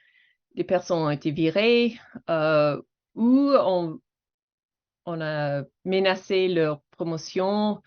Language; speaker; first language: French; non-native, fluent; English